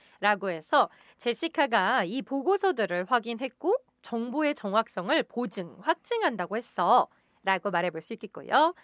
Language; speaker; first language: Korean; native; Korean